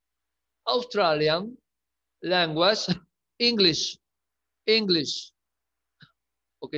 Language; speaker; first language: English; non-native, learner; Spanish